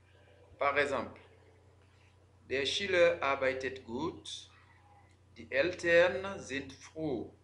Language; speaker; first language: German; non-native, fluent; French